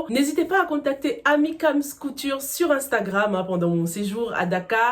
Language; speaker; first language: French; native; French